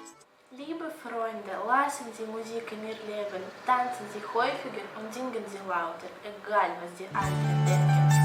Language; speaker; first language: German; non-native, fluent; Russian